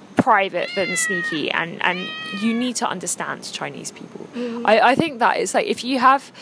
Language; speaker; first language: English; native; English